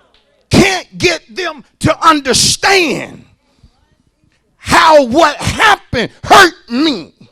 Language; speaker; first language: English; native; English